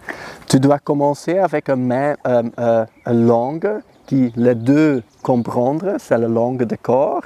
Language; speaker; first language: French; non-native, learner; Dutch